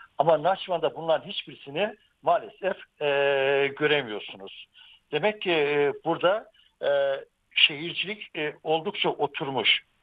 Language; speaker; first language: Turkish; native; Turkish